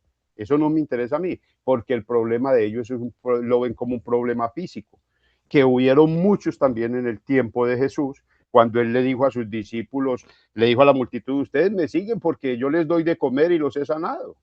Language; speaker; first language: Spanish; native; Spanish